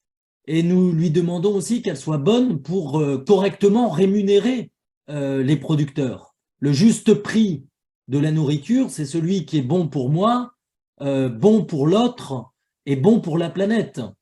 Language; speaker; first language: French; native; French